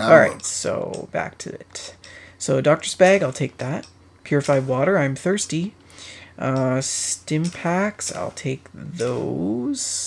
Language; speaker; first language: English; native; English